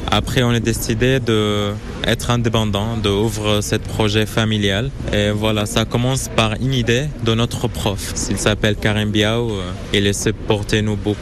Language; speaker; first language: French; non-native, learner; Arabic